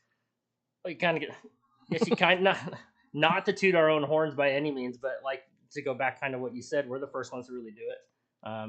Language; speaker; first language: English; native; English